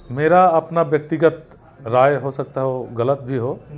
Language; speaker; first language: Hindi; native; Hindi